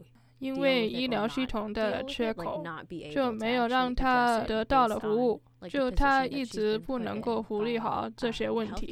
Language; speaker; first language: Chinese; early bilingual, heritage; Chinese